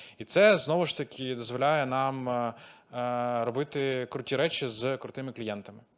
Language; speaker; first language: Ukrainian; non-native, local second language; Russian